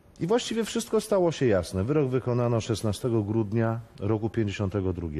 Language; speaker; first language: Polish; native; Polish